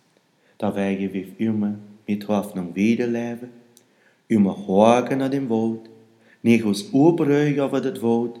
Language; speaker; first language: German; non-native, learner; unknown